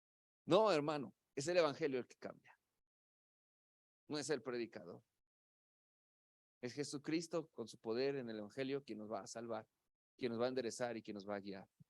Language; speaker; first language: Spanish; native; Spanish